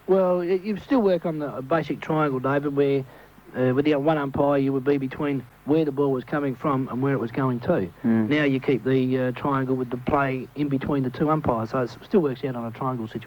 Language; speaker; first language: English; native; English